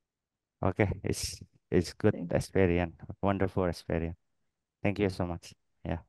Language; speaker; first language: English; non-native, learner; Indonesian